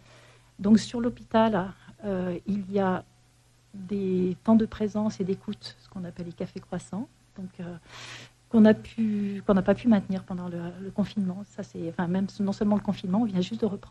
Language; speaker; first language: French; native; French